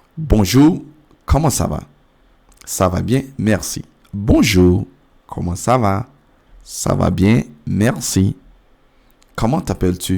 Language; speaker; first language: French; non-native, fluent; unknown